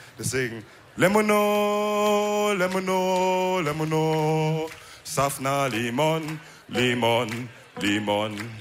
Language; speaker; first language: German; early bilingual, other home language; Wolof